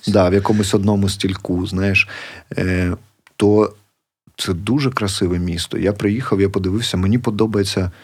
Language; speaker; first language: Ukrainian; native; Ukrainian